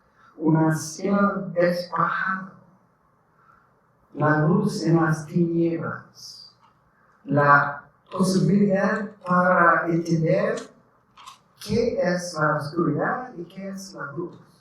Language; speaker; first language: Spanish; non-native, learner; English